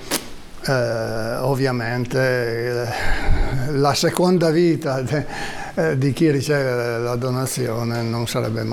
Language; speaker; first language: Italian; native; Italian